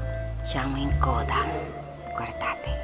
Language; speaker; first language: Italian; non-native, learner; Filipino